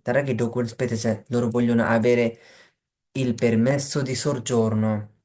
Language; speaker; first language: Italian; non-native, fluent; Bangla